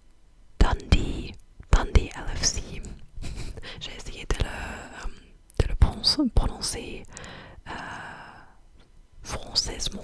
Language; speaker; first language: French; non-native, fluent; English